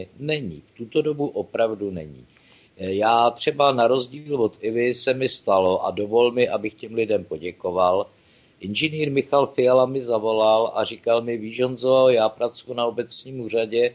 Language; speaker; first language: Czech; native; Czech